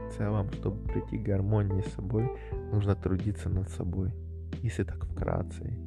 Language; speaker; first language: Russian; native; Russian